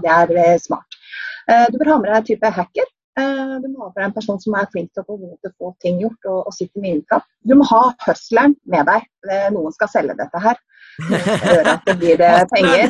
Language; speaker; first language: Norwegian; native; Norwegian